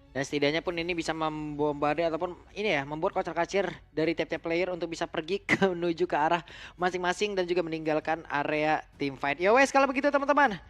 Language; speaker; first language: Indonesian; native; Indonesian